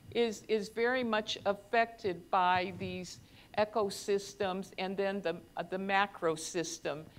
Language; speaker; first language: English; native; English